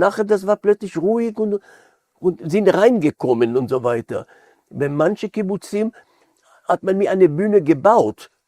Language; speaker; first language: German; non-native, fluent; Hebrew